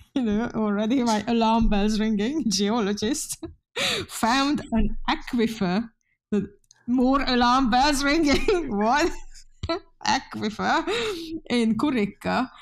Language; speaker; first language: English; non-native, fluent; Hungarian